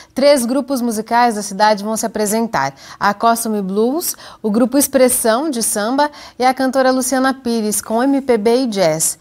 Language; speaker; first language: Portuguese; native; Portuguese